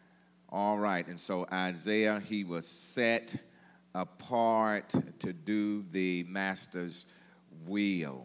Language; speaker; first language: English; native; English